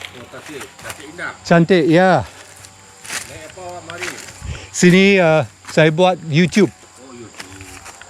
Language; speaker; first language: Indonesian; non-native, learner; English